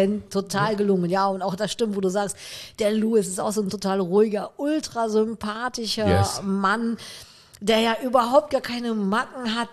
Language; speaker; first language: German; native; German